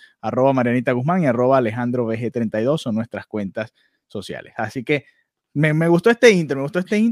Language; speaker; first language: Spanish; native; Spanish